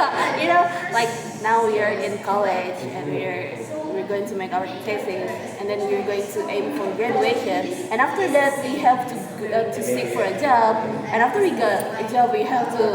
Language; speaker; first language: English; non-native, learner; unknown